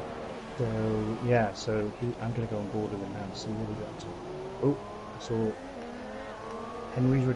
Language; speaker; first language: English; native; English